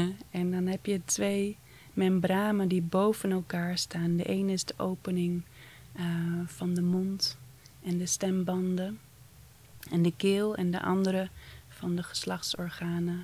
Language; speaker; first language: Dutch; early bilingual, other home language; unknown